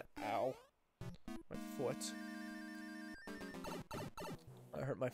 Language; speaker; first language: English; native; English